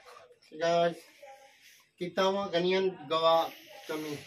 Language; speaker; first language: Filipino; non-native, learner; Urdu